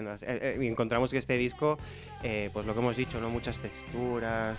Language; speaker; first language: Spanish; native; Spanish